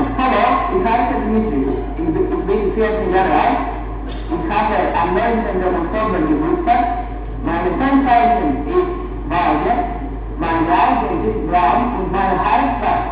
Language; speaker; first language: German; non-native, learner; Greek